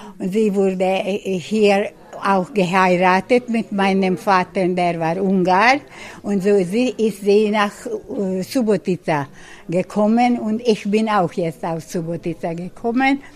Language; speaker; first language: German; non-native, local second language; Hungarian